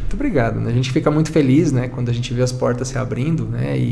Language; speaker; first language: Portuguese; native; Portuguese